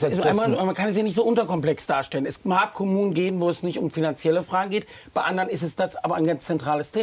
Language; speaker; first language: German; native; German